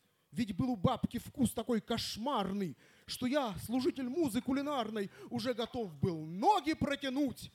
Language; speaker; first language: Russian; native; Russian